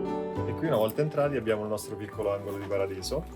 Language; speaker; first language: Italian; native; Italian